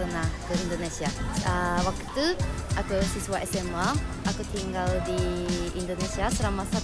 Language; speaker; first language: Indonesian; non-native, learner; Japanese